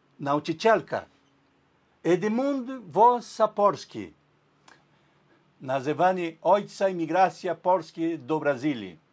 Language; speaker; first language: Polish; non-native, learner; Portuguese